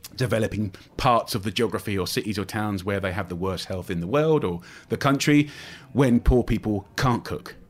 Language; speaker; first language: English; native; English